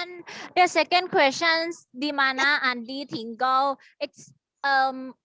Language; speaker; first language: English; non-native, fluent; Thai